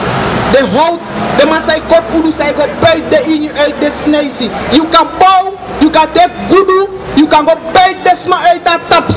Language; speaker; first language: Dutch; non-native, local second language; Sranan Tongo